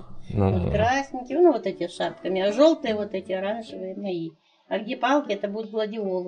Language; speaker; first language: Russian; native; Russian